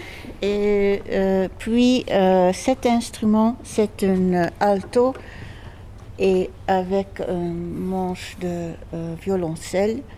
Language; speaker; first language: French; non-native, fluent; Dutch